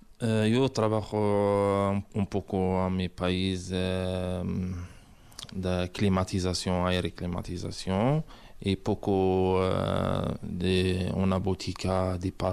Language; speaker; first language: Spanish; non-native, learner; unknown